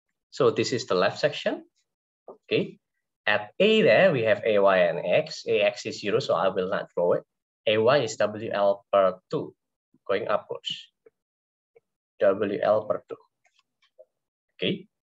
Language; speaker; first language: English; non-native, fluent; Indonesian